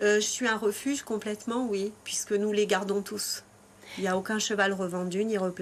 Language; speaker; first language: French; native; French